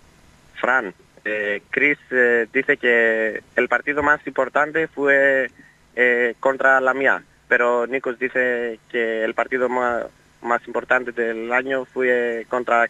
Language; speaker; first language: Spanish; non-native, learner; Greek